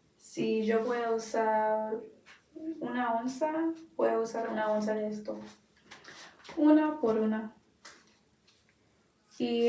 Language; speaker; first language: Spanish; non-native, learner; English